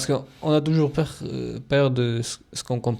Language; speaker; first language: French; non-native, fluent; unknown